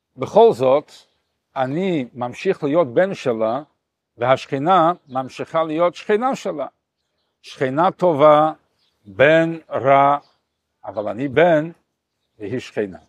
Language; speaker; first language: Hebrew; non-native, fluent; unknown